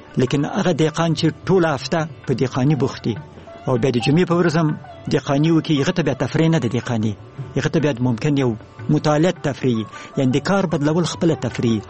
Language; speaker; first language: Pashto; native; Pashto